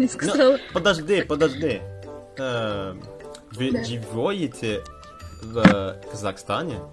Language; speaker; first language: Russian; non-native, learner; Indonesian